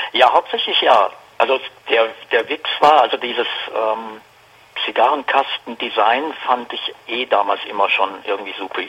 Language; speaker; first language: German; native; German